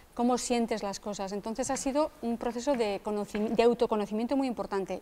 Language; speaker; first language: Spanish; native; Spanish